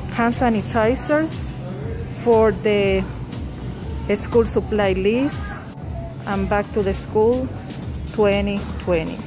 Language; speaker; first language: English; non-native, learner; Spanish